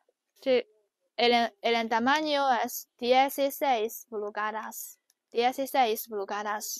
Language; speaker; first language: Spanish; non-native, learner; Chinese